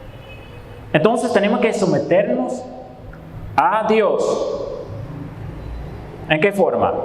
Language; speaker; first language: Spanish; non-native, fluent; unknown